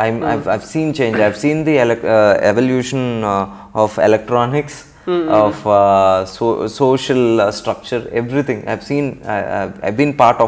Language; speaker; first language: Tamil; non-native, local second language; Telugu